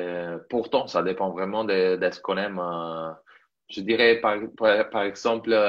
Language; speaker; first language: French; non-native, fluent; Italian